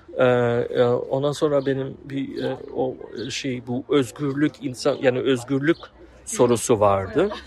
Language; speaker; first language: Turkish; early bilingual, heritage; Turkish